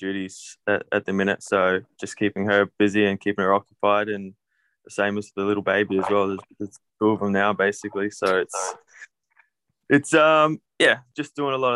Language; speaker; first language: English; native; English